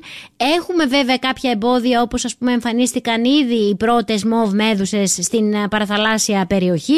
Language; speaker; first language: Greek; native; Greek